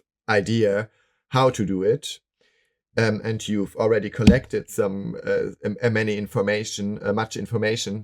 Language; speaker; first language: English; non-native, fluent; German